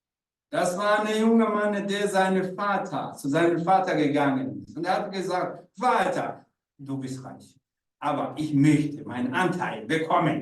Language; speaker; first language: German; non-native, fluent; Rundi